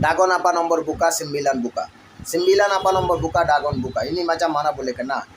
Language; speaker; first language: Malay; non-native, fluent; Bangla